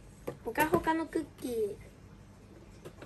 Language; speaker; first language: Japanese; early bilingual, other home language; Russian